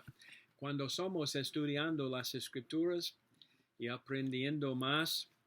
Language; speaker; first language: Spanish; non-native, learner; English